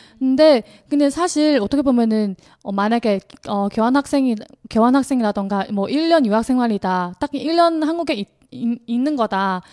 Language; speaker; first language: Korean; non-native, fluent; Chinese